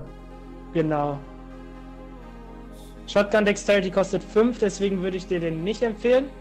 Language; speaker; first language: German; native; German